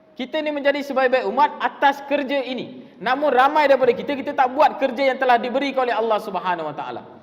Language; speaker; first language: Malay; non-native, local second language; Tamil